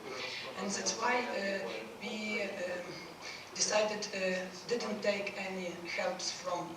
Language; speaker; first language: English; non-native, learner; Ukrainian